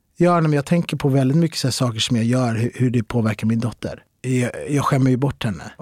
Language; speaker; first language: Swedish; early bilingual, other home language; Arabic